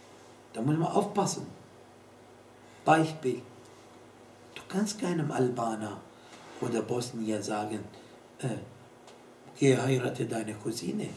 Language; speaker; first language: German; non-native, fluent; Arabic